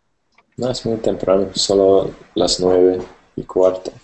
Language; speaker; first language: Spanish; non-native, learner; English